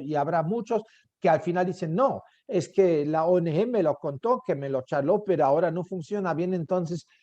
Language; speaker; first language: Spanish; native; Spanish